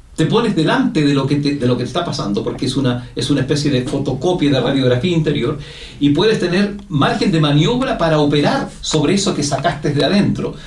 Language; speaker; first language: Spanish; native; Spanish